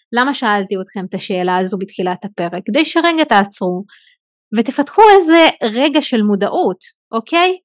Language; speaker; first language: Hebrew; non-native, local second language; Arabic